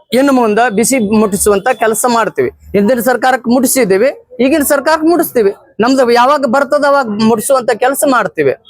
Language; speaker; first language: Kannada; non-native, local second language; Lambadi